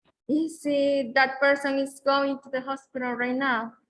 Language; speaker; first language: English; non-native, fluent; Spanish